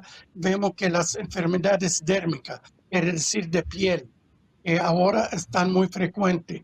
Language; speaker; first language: Spanish; non-native, fluent; Arabic